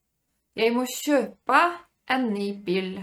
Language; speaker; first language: Norwegian; non-native, fluent; Polish